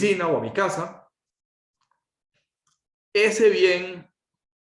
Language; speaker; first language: Spanish; native; Spanish